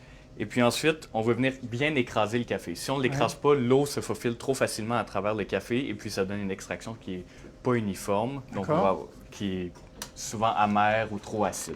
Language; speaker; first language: French; native; French